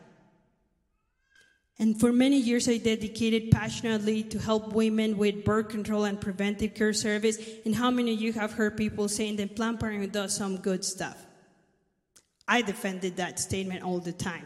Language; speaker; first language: English; non-native, fluent; Spanish